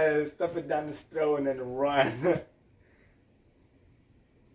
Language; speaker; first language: English; early bilingual, other home language; Spanish